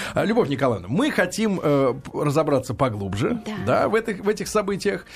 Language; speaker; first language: Russian; native; Russian